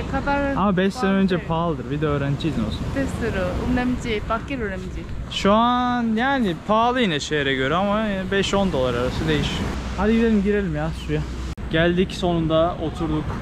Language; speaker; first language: Turkish; native; Turkish